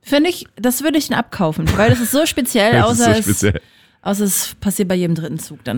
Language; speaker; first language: German; native; German